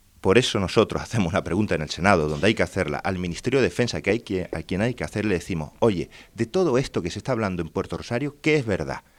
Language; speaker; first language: Spanish; native; Spanish